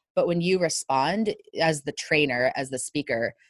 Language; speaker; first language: English; native; English